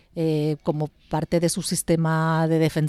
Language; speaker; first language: Spanish; native; Spanish